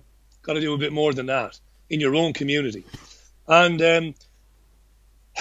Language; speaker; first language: English; native; English